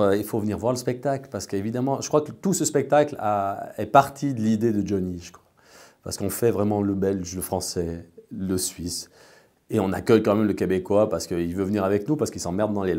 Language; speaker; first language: French; native; French